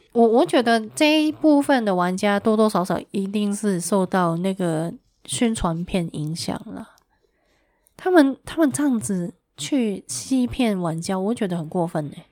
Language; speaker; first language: Chinese; native; Chinese